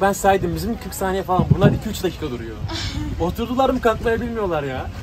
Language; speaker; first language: Turkish; native; Turkish